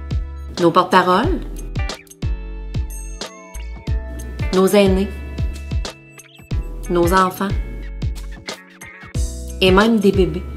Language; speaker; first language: French; native; French